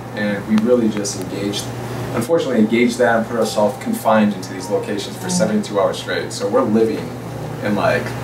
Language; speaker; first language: English; native; English